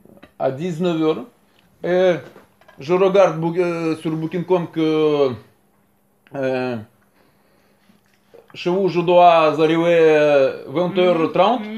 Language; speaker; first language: French; non-native, learner; Russian